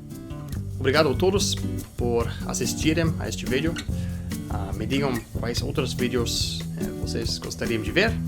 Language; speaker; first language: Portuguese; non-native, fluent; English